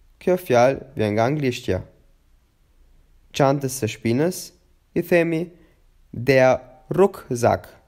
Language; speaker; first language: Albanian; native; Albanian